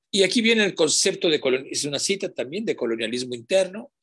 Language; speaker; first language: Spanish; native; Spanish